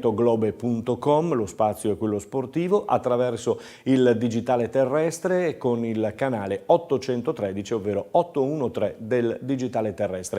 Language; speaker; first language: Italian; native; Italian